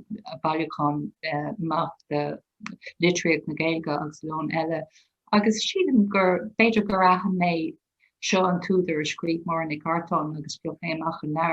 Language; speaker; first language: Irish; non-native, local second language; English